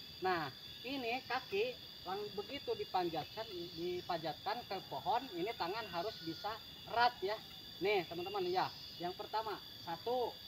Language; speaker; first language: Indonesian; native; Indonesian